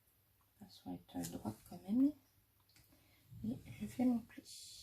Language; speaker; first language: French; native; French